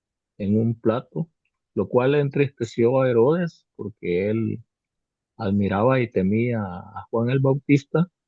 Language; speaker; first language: Spanish; native; Spanish